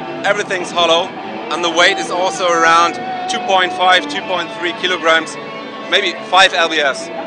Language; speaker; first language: English; non-native, fluent; German